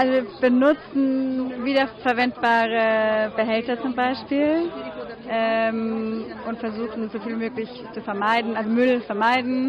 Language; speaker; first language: German; non-native, fluent; French